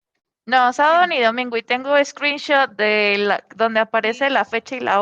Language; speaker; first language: Spanish; native; Spanish